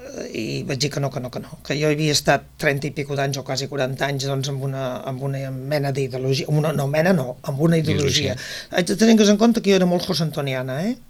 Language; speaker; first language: Catalan; native; Catalan